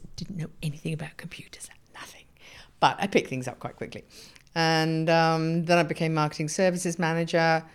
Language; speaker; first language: English; native; English